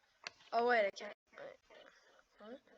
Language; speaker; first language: English; native; English